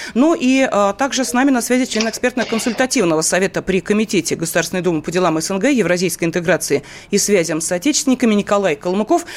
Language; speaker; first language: Russian; native; Russian